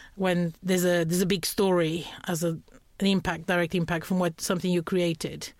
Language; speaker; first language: English; non-native, fluent; Romanian